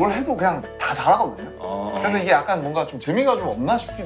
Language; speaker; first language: Korean; native; Korean